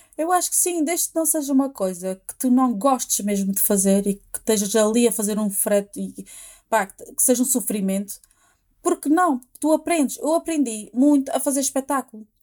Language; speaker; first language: Portuguese; native; Portuguese